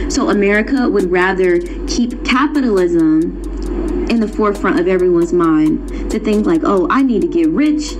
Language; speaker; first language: English; native; English